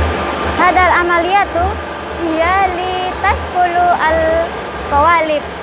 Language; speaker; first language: Arabic; non-native, learner; Indonesian